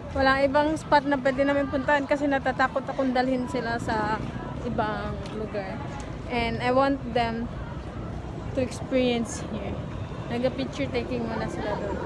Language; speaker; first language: Filipino; non-native, local second language; Cebuano